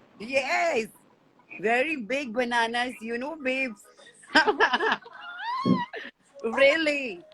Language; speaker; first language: English; non-native, learner; Hindi